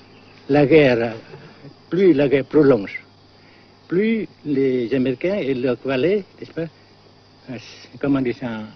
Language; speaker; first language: French; non-native, local second language; Vietnamese